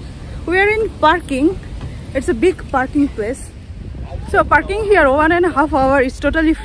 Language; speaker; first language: English; non-native, local second language; Bangla